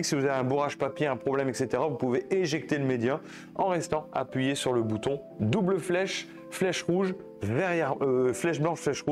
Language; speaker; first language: French; native; French